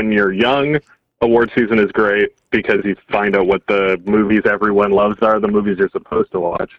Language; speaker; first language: English; native; English